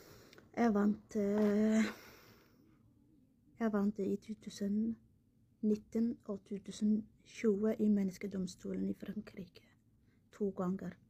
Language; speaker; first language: Norwegian; non-native, learner; Somali